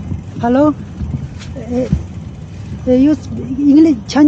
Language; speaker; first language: English; non-native, learner; Chinese